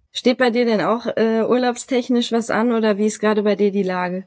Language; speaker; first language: German; native; German